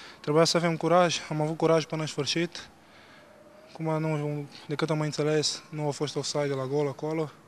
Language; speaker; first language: Romanian; non-native, fluent; Portuguese